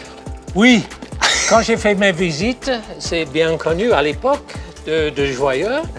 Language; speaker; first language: French; non-native, fluent; English